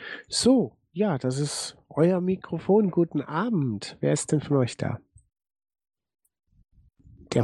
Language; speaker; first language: German; native; German